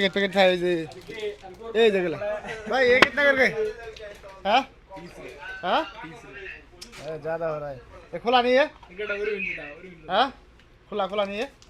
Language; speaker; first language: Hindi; non-native, learner; Bangla